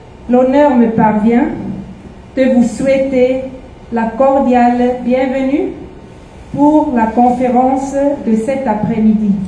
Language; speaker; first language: French; non-native, fluent; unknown